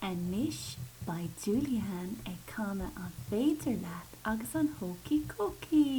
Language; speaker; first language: Irish; non-native, local second language; English